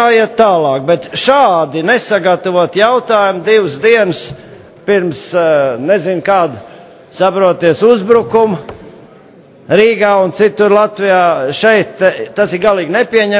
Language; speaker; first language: Latvian; native; Latvian